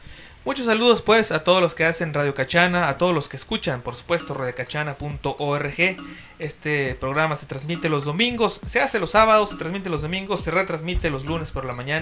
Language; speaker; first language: Spanish; native; Spanish